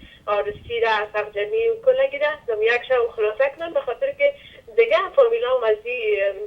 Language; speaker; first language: Persian; native; Persian